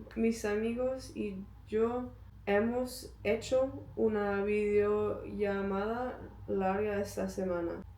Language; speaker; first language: Spanish; non-native, learner; English